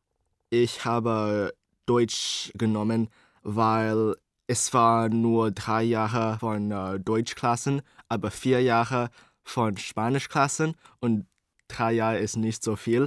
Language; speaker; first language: German; non-native, learner; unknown